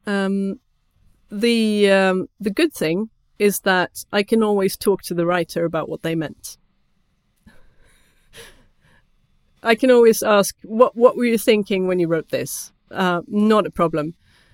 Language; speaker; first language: English; non-native, fluent; Swedish